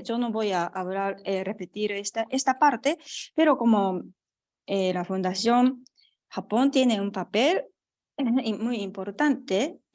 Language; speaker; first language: Spanish; non-native, fluent; Japanese